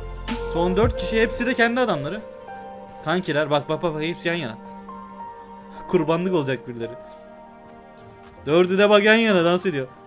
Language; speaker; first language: Turkish; native; Turkish